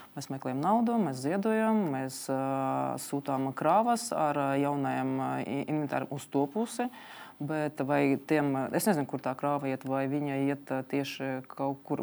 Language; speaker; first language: Latvian; non-native, local second language; Russian